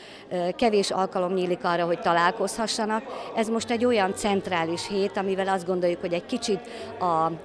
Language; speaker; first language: Hungarian; native; Hungarian